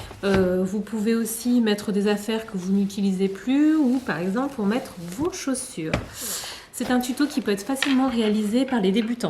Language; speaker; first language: French; native; French